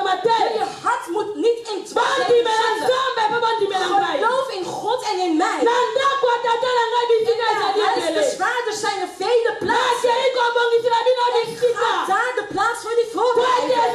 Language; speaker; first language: Dutch; non-native, learner; French